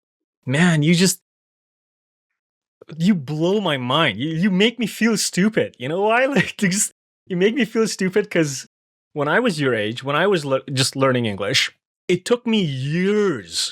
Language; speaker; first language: English; non-native, fluent; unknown